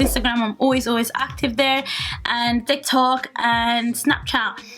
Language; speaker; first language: English; native; English